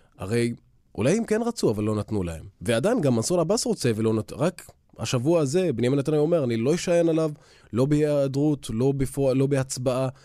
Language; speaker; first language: Hebrew; non-native, local second language; Arabic